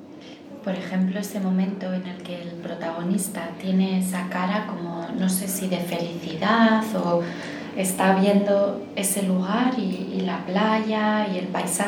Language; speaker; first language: Spanish; native; Spanish